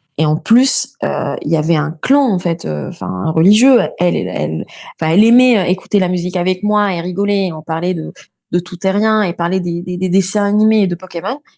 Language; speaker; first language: French; non-native, local second language; Arabic